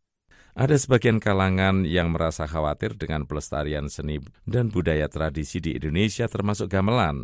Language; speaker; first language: Indonesian; native; Indonesian